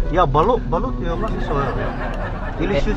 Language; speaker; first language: English; non-native, learner; Korean